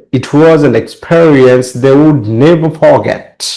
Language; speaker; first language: English; non-native, local second language; Bangla